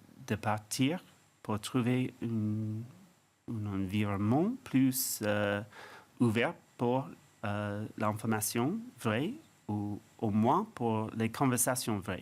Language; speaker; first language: French; non-native, fluent; English